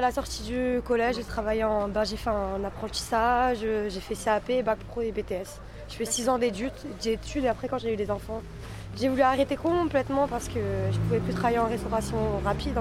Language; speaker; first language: French; native; French